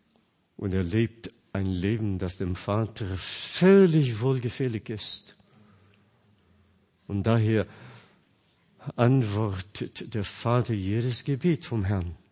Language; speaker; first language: German; non-native, fluent; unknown